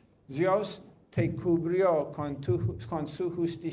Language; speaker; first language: Spanish; non-native, fluent; English